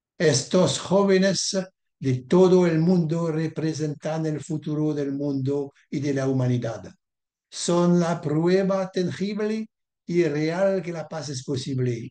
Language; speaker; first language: Spanish; non-native, learner; French